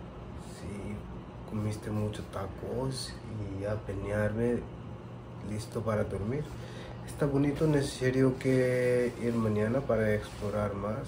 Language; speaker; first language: Spanish; non-native, learner; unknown